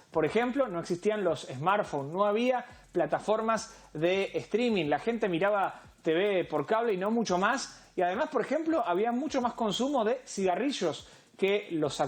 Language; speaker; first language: Spanish; native; Spanish